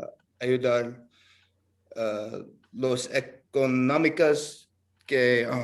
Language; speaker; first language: Spanish; non-native, learner; English